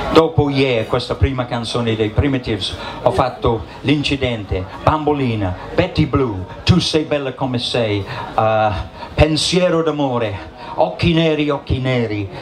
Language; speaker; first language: Italian; non-native, fluent; English